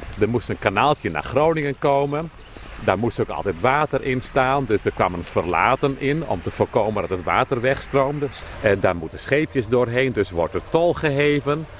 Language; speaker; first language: Dutch; native; Dutch